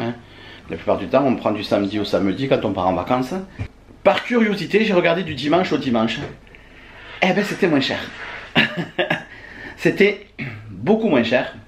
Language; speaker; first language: French; native; French